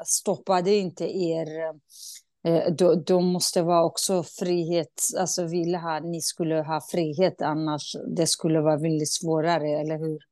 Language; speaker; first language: Swedish; non-native, fluent; Kurdish